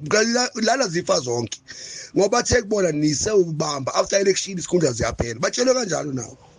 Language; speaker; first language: Zulu; native; Zulu